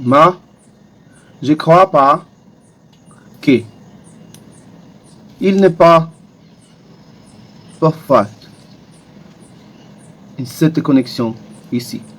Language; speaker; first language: French; non-native, learner; Portuguese